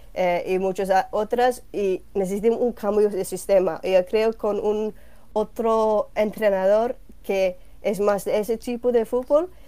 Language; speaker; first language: Spanish; non-native, learner; Swedish